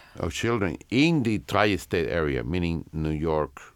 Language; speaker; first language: English; non-native, fluent; Spanish